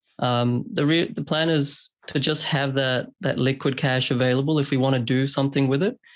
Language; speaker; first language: English; early bilingual, other home language; Hindi